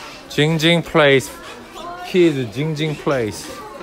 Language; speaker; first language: English; non-native, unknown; Korean